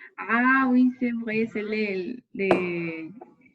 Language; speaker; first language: French; non-native, learner; Spanish